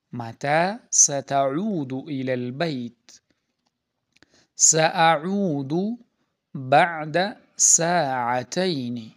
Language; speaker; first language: Arabic; non-native, fluent; Urdu